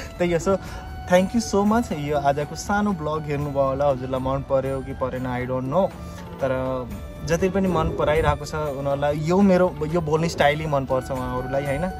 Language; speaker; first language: Nepali; early bilingual, heritage; Nepali